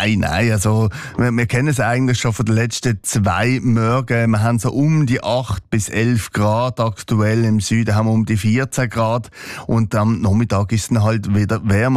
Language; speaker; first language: German; native; German